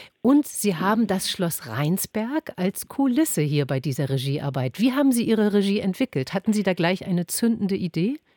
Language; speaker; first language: German; native; German